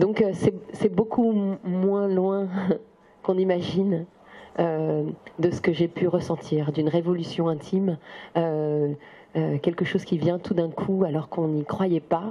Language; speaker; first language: French; native; French